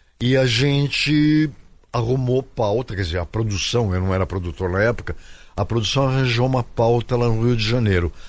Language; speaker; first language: Portuguese; native; Portuguese